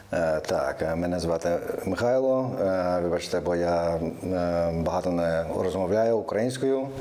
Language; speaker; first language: Ukrainian; early bilingual, other home language; English